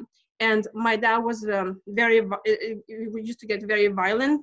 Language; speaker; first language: English; non-native, fluent; Lithuanian